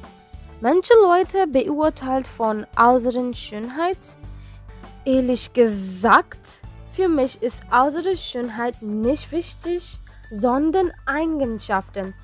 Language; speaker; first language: German; non-native, learner; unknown